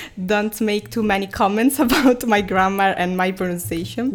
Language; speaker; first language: English; non-native, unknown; Italian